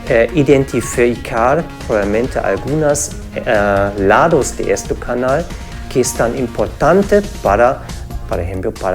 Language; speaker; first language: Spanish; non-native, fluent; German